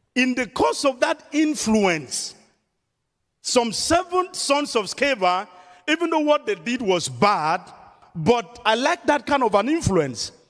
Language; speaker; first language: English; non-native, local second language; Yoruba